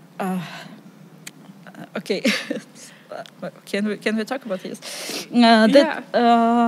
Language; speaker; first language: English; non-native, learner; Ukrainian